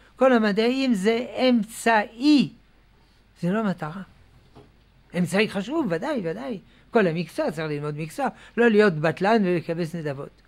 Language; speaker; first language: Hebrew; non-native, fluent; French